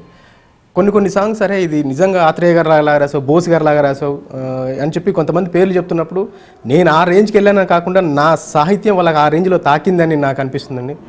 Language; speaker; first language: Telugu; native; Telugu